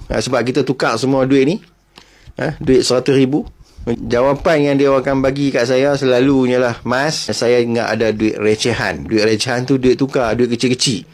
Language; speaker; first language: Malay; native; Malay